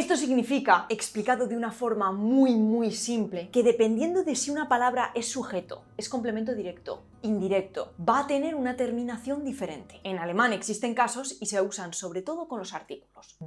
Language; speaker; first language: Spanish; native; Spanish